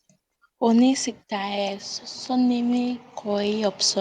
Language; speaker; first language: Korean; non-native, learner; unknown